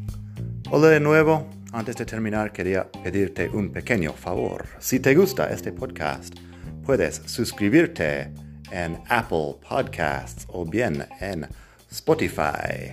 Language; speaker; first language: Spanish; non-native, fluent; English